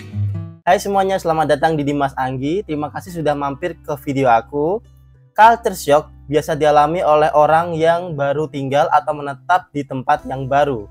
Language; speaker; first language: Indonesian; native; Indonesian